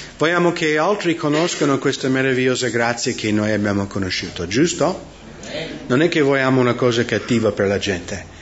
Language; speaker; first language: Italian; non-native, fluent; English